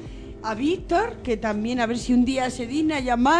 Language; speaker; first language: Spanish; native; Spanish